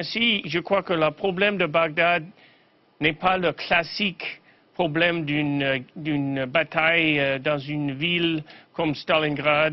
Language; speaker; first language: French; non-native, fluent; English